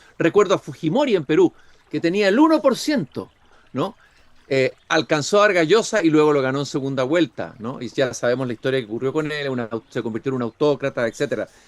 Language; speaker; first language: Spanish; native; Spanish